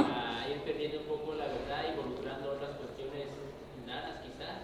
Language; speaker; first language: Spanish; native; Spanish